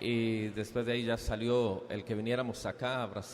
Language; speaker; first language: Spanish; native; Spanish